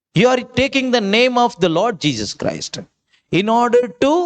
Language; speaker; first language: English; non-native, local second language; Kannada